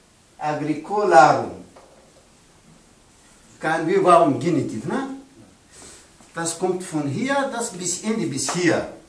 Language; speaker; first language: German; non-native, learner; Pashto